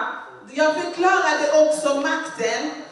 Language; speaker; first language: Swedish; non-native, fluent; Lingala